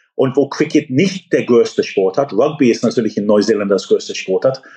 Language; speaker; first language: German; non-native, fluent; English